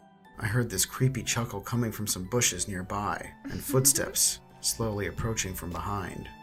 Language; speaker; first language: English; native; English